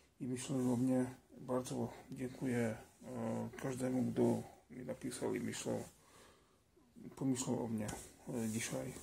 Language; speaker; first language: Polish; non-native, learner; Slovak